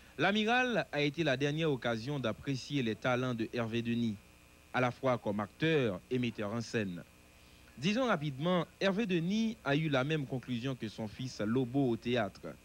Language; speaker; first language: French; non-native, local second language; Haitian Creole